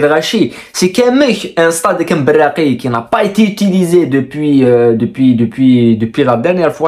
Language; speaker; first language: French; non-native, local second language; Kabyle